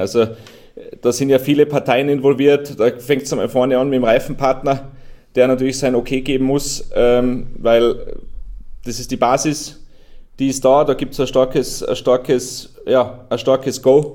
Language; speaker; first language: German; native; German